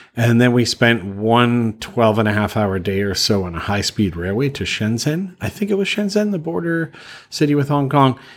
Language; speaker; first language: English; native; English